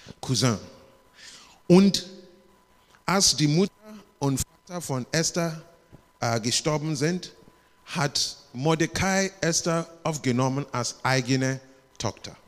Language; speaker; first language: German; non-native, learner; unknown